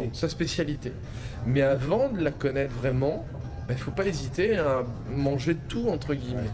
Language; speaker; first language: French; native; French